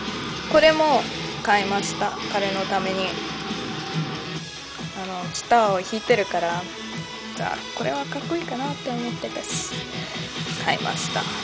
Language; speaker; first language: Japanese; non-native, learner; English